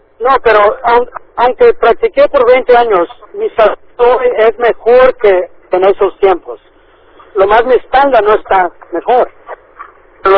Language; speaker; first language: Spanish; early bilingual, heritage; Spanish